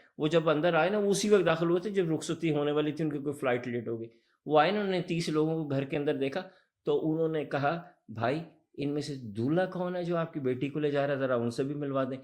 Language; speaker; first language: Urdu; early bilingual, heritage; Urdu